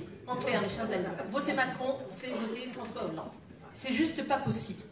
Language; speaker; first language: French; native; French